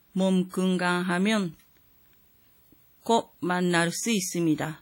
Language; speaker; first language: Korean; non-native, learner; Japanese